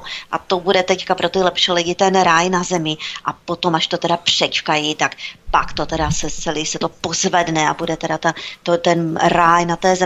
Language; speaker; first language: Czech; native; Czech